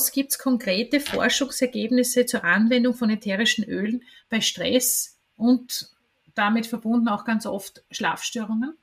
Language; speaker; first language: German; native; German